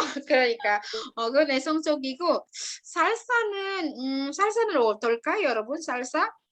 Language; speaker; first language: Korean; non-native, fluent; Indonesian